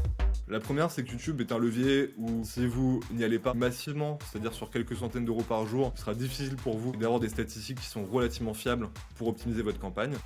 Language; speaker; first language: French; native; French